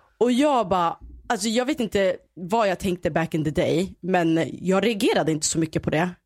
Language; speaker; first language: Swedish; early bilingual, other home language; Somali